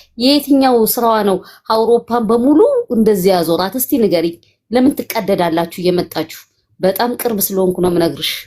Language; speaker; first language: Amharic; native; Amharic